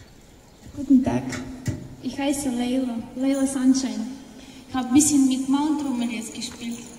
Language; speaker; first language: German; non-native, learner; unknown